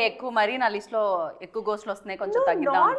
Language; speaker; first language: Telugu; native; Telugu